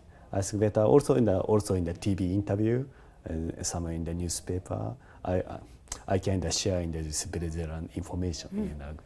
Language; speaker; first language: English; non-native, learner; Japanese